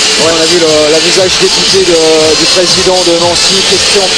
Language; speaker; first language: French; native; French